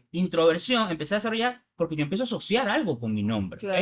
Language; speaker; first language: Spanish; native; Spanish